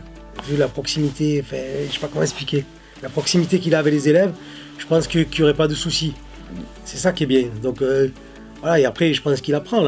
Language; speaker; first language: French; native; French